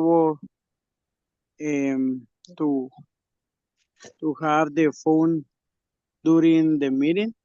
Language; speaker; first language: English; non-native, learner; Spanish